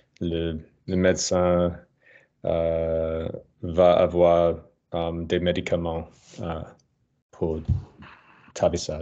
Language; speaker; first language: French; non-native, learner; English